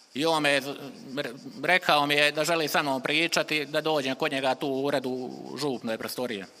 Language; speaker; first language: Croatian; native; Croatian